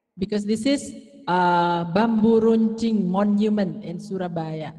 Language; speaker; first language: English; non-native, fluent; Indonesian